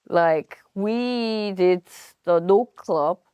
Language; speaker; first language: English; non-native, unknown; Korean